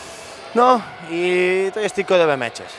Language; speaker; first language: Polish; non-native, learner; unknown